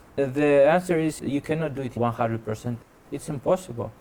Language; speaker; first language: English; non-native, fluent; Russian